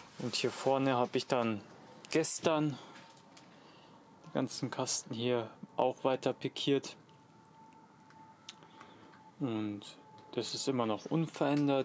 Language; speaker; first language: German; native; German